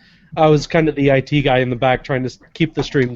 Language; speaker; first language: English; native; English